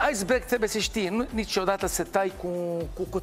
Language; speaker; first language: Romanian; non-native, learner; Hebrew